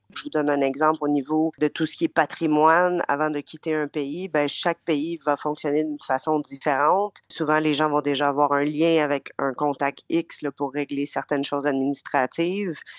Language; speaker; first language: French; native; French